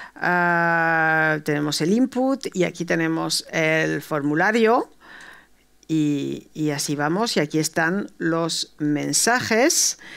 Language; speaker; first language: Spanish; early bilingual, heritage; Spanish